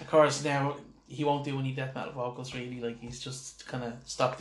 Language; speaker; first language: English; native; English